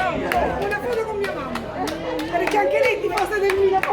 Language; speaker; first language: Italian; native; Italian